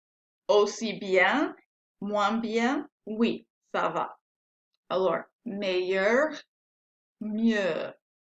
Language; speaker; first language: French; non-native, fluent; English